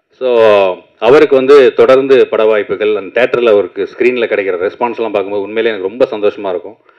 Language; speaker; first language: Tamil; native; Tamil